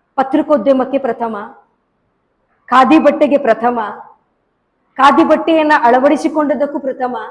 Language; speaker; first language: Kannada; non-native, local second language; Tulu